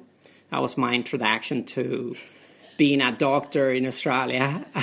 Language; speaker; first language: English; non-native, fluent; Spanish